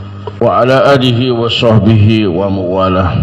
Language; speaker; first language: Arabic; non-native, fluent; Indonesian